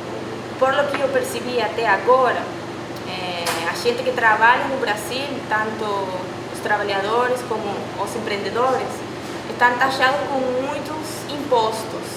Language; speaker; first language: Portuguese; non-native, fluent; Spanish